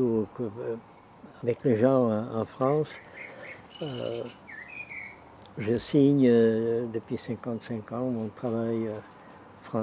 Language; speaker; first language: French; non-native, fluent; Czech